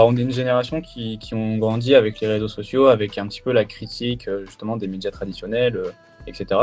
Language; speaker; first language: French; native; French